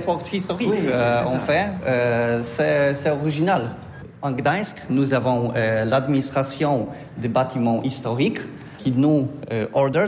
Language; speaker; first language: French; non-native, learner; Polish